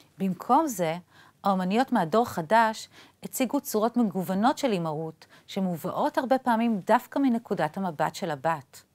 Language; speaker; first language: Hebrew; native; Hebrew